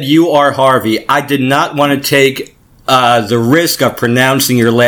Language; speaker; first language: English; native; English